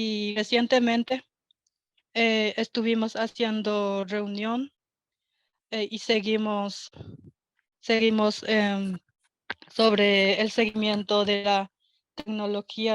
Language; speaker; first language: Spanish; non-native, local second language; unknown